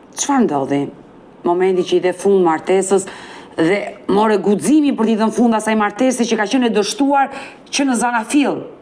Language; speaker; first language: Albanian; native; Albanian